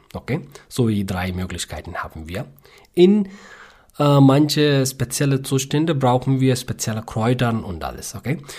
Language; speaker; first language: German; non-native, learner; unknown